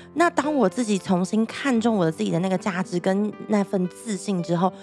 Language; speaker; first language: Chinese; native; Chinese